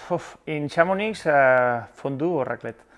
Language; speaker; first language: English; non-native, learner; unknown